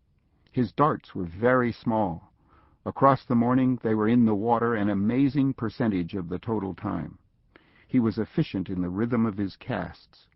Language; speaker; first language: English; native; English